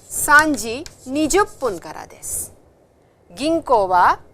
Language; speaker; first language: Japanese; non-native, fluent; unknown